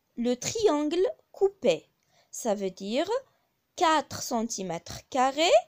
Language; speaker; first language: French; non-native, local second language; Arabic